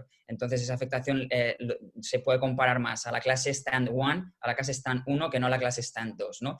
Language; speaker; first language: Spanish; native; Spanish